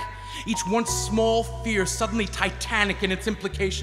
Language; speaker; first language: English; native; English